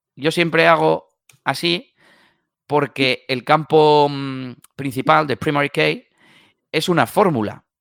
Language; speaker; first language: Spanish; native; Spanish